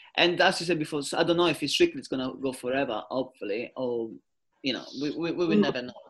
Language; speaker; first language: English; non-native, fluent; Italian